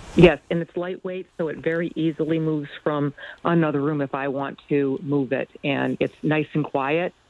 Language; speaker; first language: English; native; English